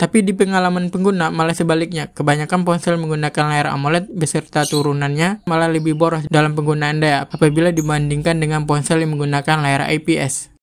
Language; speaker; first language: Indonesian; native; Indonesian